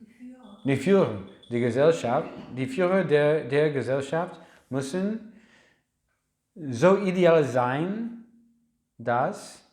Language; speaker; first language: German; non-native, learner; English